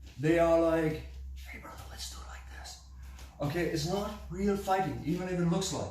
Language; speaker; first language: English; non-native, fluent; German